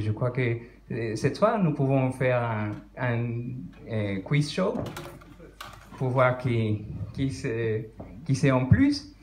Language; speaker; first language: French; non-native, fluent; Spanish